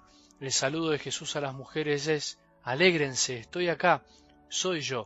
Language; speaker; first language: Spanish; native; Spanish